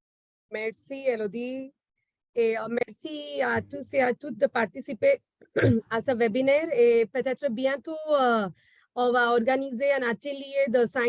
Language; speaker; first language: French; non-native, fluent; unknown